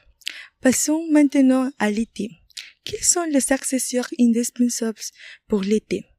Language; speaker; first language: French; non-native, learner; Spanish